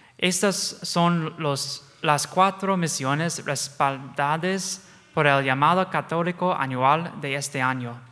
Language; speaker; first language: Spanish; non-native, fluent; English